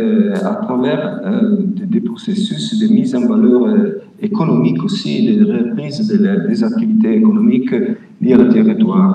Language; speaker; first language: French; non-native, fluent; Italian